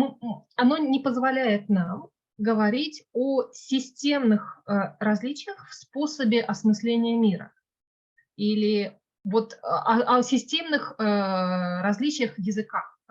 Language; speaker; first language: Russian; native; Russian